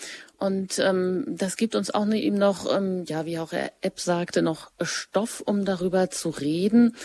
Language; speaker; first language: German; native; German